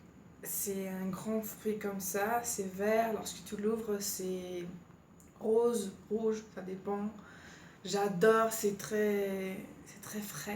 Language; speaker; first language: French; non-native, fluent; Spanish